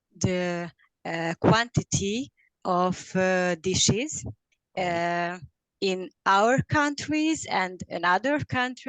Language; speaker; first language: English; non-native, learner; Hungarian